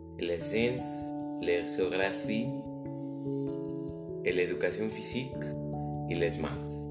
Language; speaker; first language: French; non-native, learner; Spanish